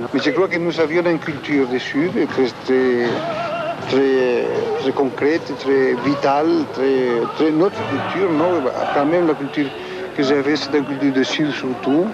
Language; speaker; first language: French; non-native, fluent; Spanish